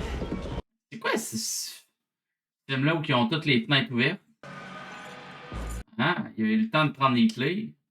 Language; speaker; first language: French; native; French